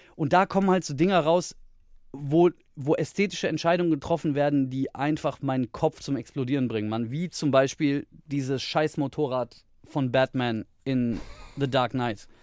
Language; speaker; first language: German; early bilingual, heritage; Greek